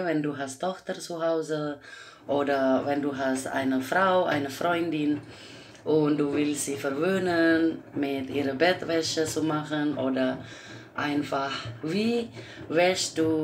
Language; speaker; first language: German; non-native, learner; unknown